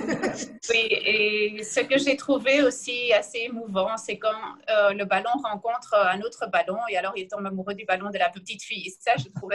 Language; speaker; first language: French; non-native, learner; Spanish